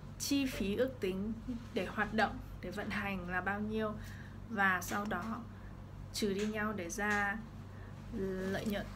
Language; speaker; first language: Vietnamese; early bilingual, heritage; Vietnamese